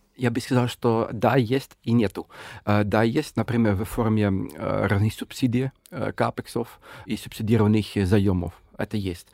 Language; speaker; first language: Russian; non-native, fluent; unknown